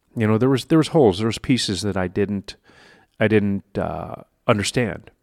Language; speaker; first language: English; native; English